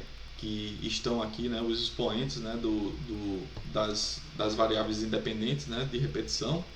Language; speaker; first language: Portuguese; native; Portuguese